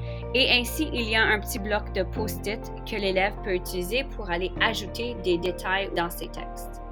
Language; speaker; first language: French; native; French